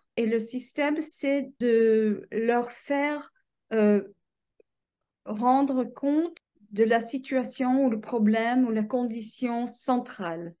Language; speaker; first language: French; non-native, fluent; English